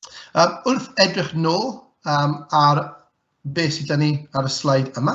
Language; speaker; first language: Welsh; native; Welsh